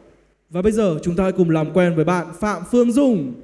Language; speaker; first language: Vietnamese; native; Vietnamese